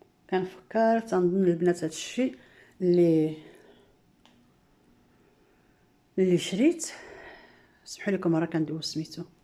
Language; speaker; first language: Arabic; native; Arabic